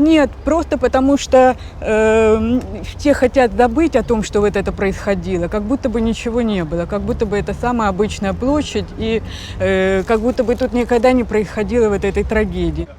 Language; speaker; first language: Russian; native; Russian